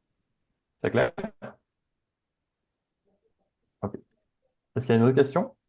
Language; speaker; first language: French; native; French